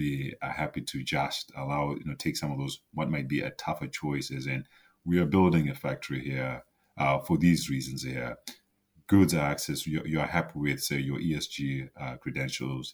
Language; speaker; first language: English; non-native, local second language; Shona